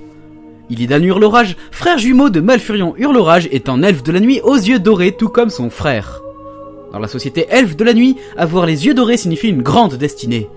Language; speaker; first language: French; native; French